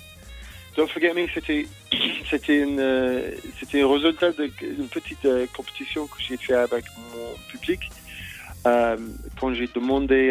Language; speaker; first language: French; non-native, fluent; English